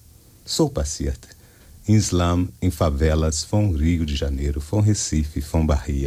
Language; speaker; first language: German; non-native, learner; Portuguese